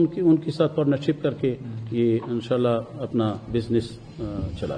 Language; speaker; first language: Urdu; non-native, fluent; Persian